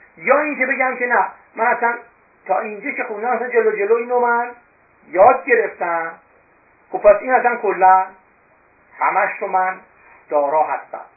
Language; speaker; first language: Persian; native; Persian